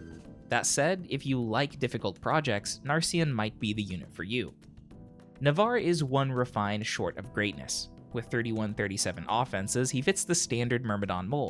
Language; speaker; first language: English; native; English